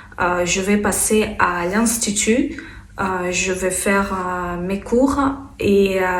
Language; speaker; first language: French; non-native, fluent; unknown